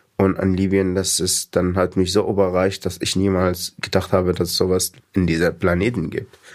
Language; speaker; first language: German; non-native, fluent; Arabic